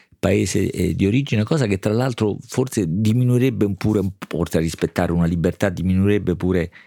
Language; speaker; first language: Italian; native; Italian